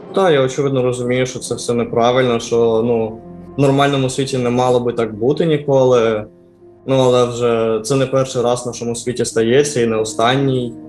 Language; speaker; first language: Ukrainian; non-native, local second language; Russian